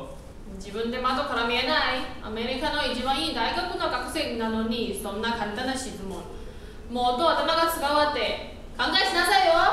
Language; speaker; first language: Japanese; non-native, learner; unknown